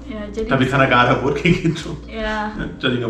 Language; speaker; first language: Indonesian; non-native, fluent; German